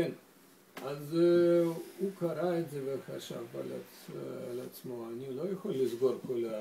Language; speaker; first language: Hebrew; non-native, fluent; Russian